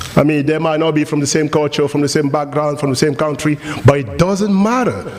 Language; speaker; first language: English; non-native, local second language; French